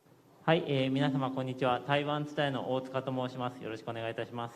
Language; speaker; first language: Japanese; native; Japanese